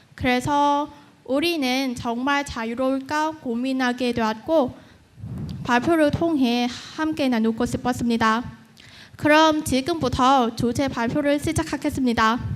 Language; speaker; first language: Korean; non-native, fluent; Vietnamese